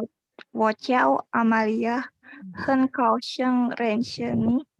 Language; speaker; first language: Chinese; non-native, learner; Indonesian